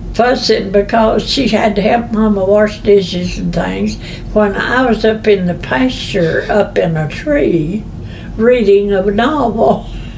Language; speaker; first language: English; native; English